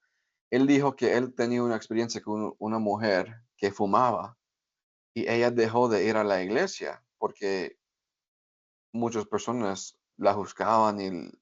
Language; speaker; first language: Spanish; non-native, fluent; English